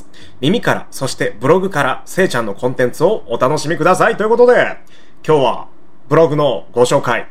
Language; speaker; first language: Japanese; native; Japanese